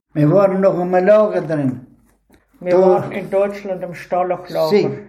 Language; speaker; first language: German; early bilingual, heritage; Ukrainian